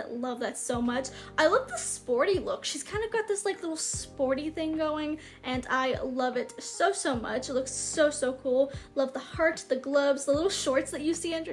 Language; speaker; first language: English; native; English